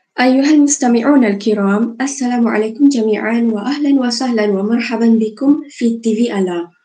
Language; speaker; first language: Arabic; non-native, fluent; Malay